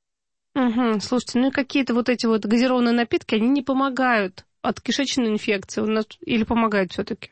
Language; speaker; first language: Russian; native; Russian